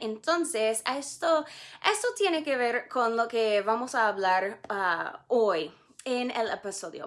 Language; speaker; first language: Spanish; non-native, fluent; English